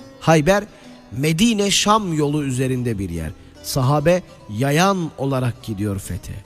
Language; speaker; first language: Turkish; native; Turkish